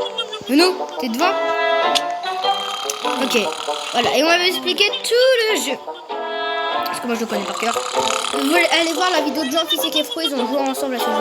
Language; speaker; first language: French; native; French